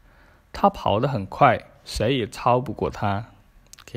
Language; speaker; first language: Chinese; non-native, fluent; Khmer